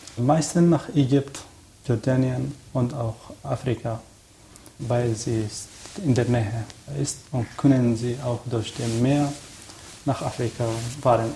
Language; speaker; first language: German; non-native, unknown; Arabic